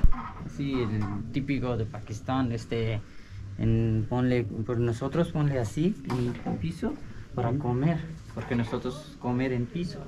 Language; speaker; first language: Spanish; non-native, learner; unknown